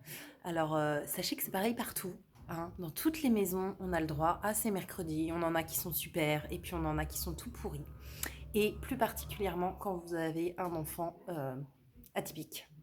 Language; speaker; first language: French; native; French